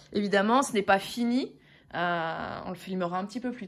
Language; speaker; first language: French; native; French